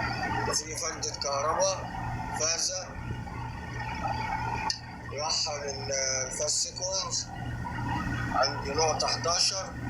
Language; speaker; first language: Arabic; native; Arabic